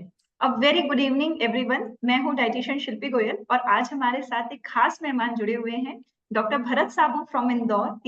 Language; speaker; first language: Hindi; native; Hindi